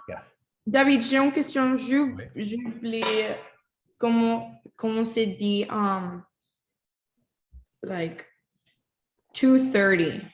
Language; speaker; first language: French; non-native, learner; Spanish